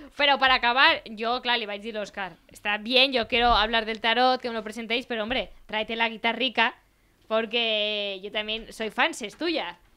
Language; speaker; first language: Spanish; native; Spanish